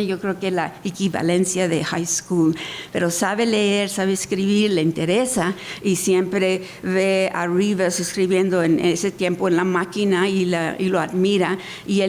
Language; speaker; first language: Spanish; early bilingual, heritage; Spanish